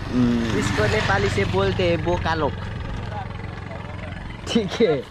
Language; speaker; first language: Hindi; non-native, learner; Nepali